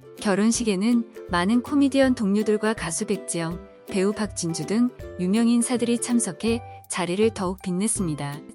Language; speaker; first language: Korean; native; Korean